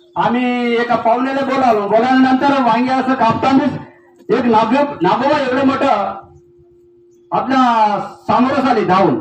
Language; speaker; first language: Marathi; non-native, local second language; Gondi